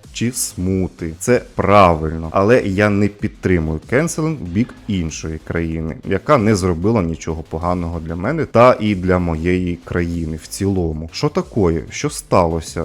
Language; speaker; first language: Ukrainian; non-native, local second language; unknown